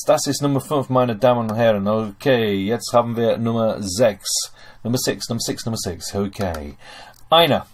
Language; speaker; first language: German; non-native, fluent; English